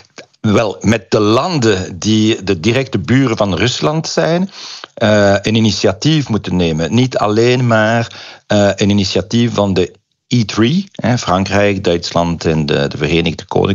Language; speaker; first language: Dutch; non-native, local second language; French